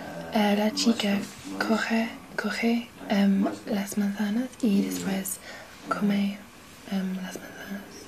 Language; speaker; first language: Spanish; non-native, learner; English